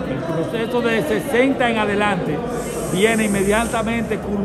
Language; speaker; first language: Spanish; native; Spanish